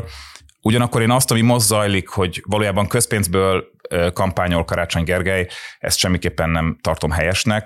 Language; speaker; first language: Hungarian; native; Hungarian